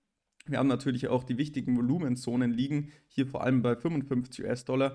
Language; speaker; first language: German; native; German